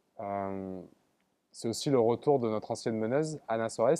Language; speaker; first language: French; native; French